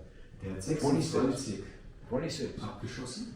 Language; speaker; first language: German; native; German